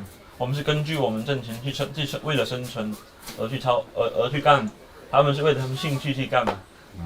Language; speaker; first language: Chinese; native; Chinese